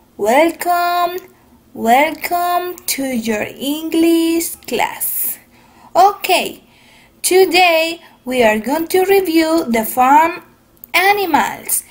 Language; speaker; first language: English; non-native, fluent; Spanish